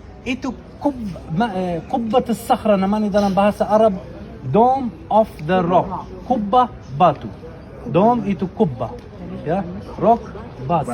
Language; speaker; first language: Indonesian; non-native, fluent; Arabic